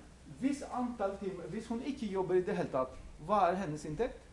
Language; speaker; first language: Norwegian; non-native, fluent; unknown